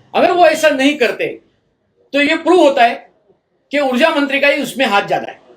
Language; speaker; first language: Hindi; non-native, local second language; Marathi